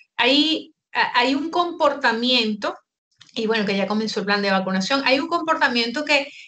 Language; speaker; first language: Spanish; native; Spanish